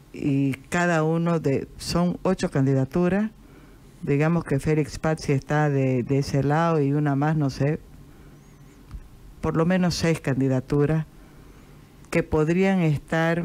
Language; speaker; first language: Spanish; native; Spanish